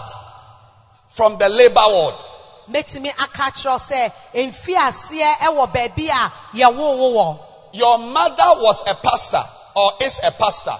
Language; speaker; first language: English; non-native, local second language; Akan